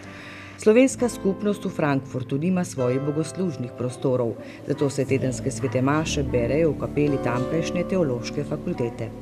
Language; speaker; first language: Slovenian; native; Slovenian